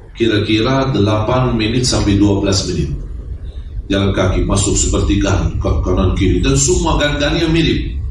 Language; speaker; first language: Indonesian; non-native, fluent; Arabic